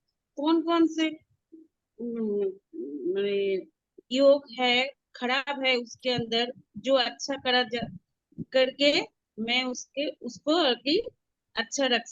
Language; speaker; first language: Hindi; non-native, local second language; Bangla